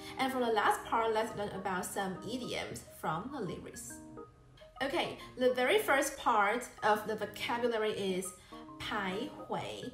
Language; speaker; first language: English; non-native, fluent; Chinese